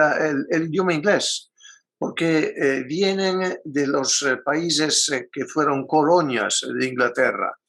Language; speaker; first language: Spanish; non-native, fluent; Italian